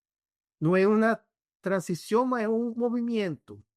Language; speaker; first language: Portuguese; non-native, fluent; Spanish